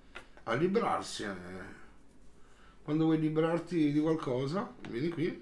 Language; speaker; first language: Italian; native; Italian